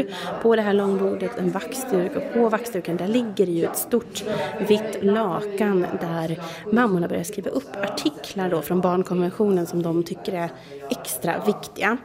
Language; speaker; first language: Swedish; native; Swedish